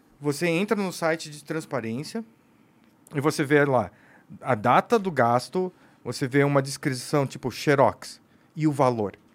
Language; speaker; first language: Portuguese; native; Portuguese